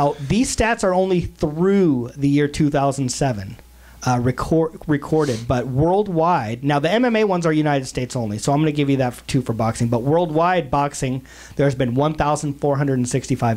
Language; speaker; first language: English; native; English